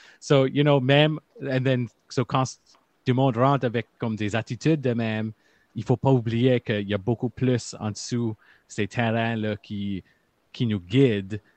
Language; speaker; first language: French; early bilingual, heritage; French